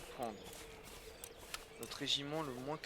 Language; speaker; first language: French; native; French